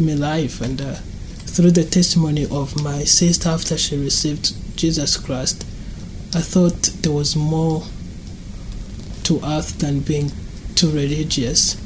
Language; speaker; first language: English; non-native, local second language; Kinyarwanda